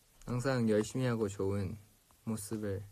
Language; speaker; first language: Korean; non-native, fluent; Thai